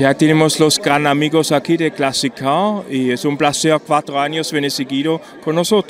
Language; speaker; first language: Spanish; non-native, learner; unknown